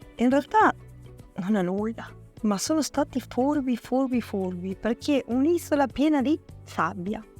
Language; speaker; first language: Italian; non-native, fluent; Spanish